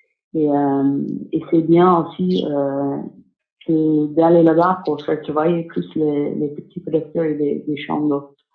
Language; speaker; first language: French; non-native, fluent; English